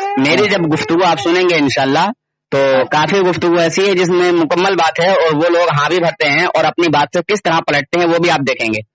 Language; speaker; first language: Urdu; native; Urdu